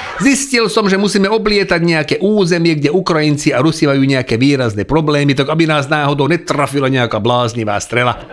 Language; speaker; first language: Slovak; non-native, local second language; Hungarian